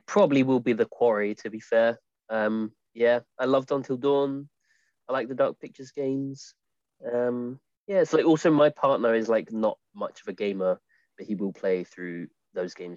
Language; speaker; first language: English; native; English